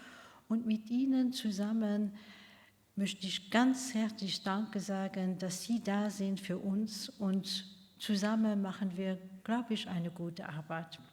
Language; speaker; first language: German; non-native, local second language; Luxembourgish